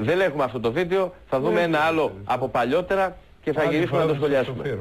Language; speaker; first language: Greek; native; Greek